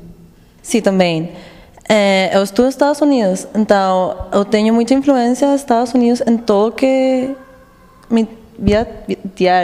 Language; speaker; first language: Portuguese; non-native, learner; Spanish